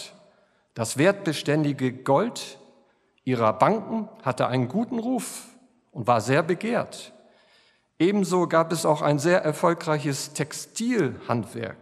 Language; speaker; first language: German; native; German